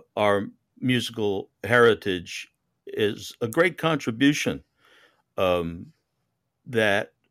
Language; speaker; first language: English; native; English